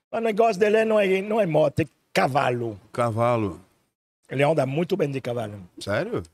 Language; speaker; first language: Portuguese; non-native, fluent; French